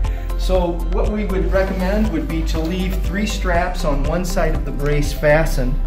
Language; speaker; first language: English; native; English